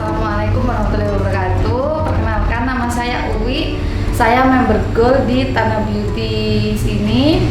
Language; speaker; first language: Indonesian; native; Indonesian